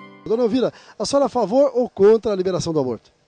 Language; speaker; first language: Portuguese; native; Portuguese